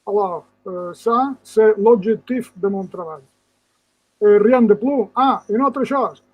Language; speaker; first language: French; non-native, fluent; Spanish